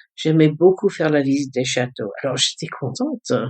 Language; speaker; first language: French; early bilingual, other home language; English